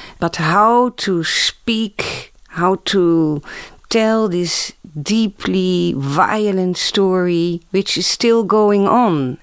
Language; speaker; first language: English; non-native, fluent; Dutch